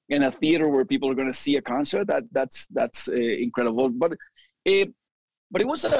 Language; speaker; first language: English; early bilingual, other home language; Spanish